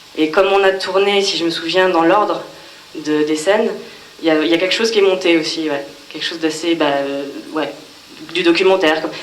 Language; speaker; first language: French; native; French